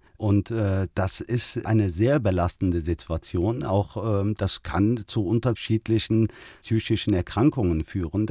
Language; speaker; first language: German; early bilingual, other home language; Turkish